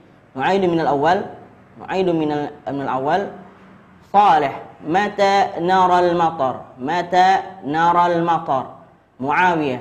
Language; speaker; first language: Arabic; non-native, fluent; Indonesian